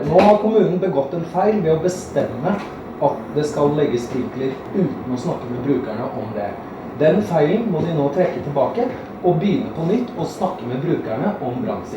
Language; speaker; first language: Norwegian; native; Norwegian